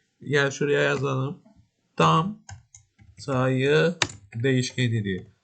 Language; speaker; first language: Turkish; native; Turkish